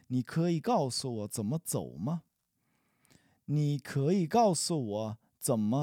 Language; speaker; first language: Chinese; non-native, learner; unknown